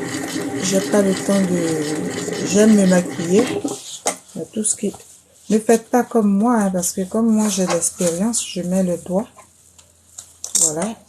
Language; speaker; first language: French; native; French